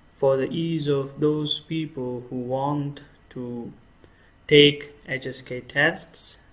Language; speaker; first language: English; non-native, local second language; Hindi